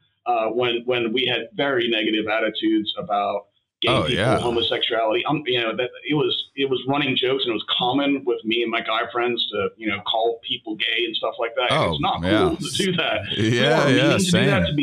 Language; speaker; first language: English; native; English